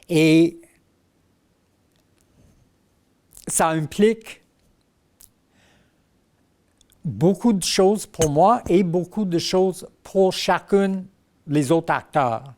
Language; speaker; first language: French; non-native, fluent; English